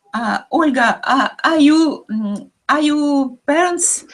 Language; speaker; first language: English; non-native, learner; Russian